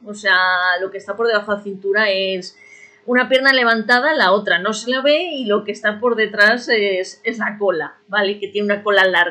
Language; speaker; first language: Spanish; native; Spanish